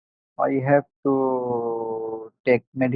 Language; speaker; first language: English; non-native, learner; Hindi